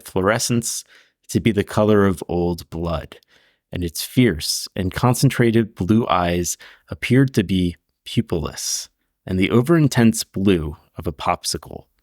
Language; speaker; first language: English; native; English